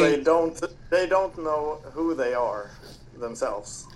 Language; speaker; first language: English; non-native, fluent; Swedish